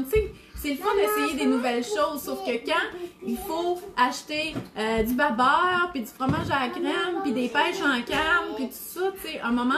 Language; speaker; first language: French; native; French